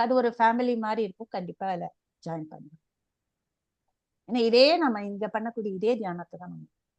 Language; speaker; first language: Tamil; native; Tamil